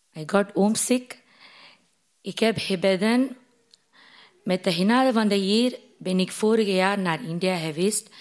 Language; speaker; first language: Dutch; non-native, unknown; Tamil